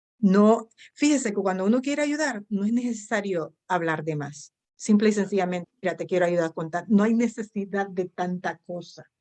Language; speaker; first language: Spanish; non-native, local second language; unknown